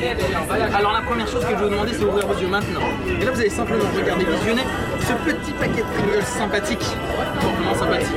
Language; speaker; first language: French; native; French